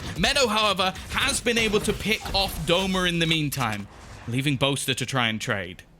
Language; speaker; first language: English; native; English